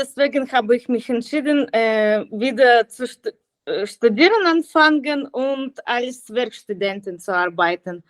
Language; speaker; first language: German; non-native, learner; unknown